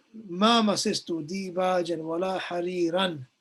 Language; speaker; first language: Arabic; non-native, fluent; English